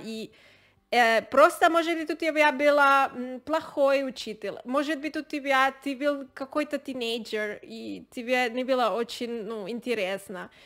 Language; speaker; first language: Russian; non-native, learner; Spanish